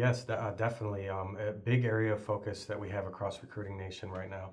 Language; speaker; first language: English; native; English